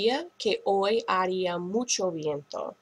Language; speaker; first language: Spanish; non-native, fluent; English